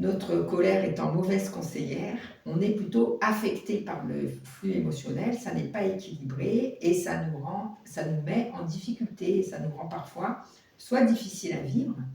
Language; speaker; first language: French; native; French